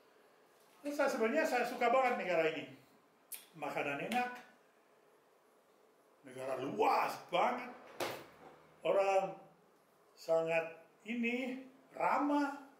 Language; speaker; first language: Indonesian; non-native, fluent; French